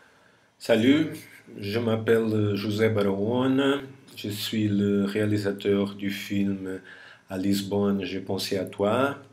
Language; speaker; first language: French; non-native, fluent; Portuguese